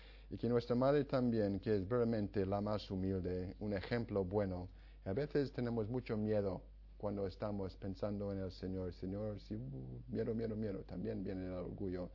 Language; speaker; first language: Spanish; non-native, fluent; English